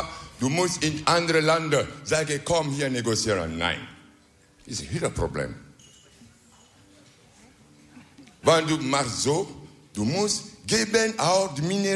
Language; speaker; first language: Dutch; non-native, learner; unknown